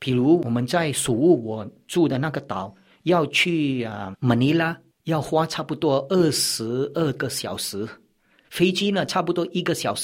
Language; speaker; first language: Chinese; early bilingual, heritage; Chinese